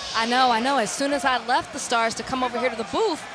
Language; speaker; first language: English; native; English